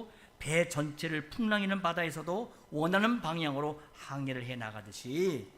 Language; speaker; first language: Korean; native; Korean